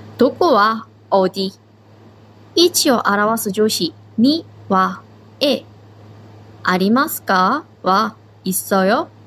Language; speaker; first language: Japanese; non-native, fluent; Korean